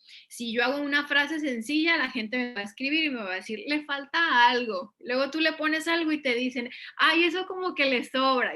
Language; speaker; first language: Spanish; native; Spanish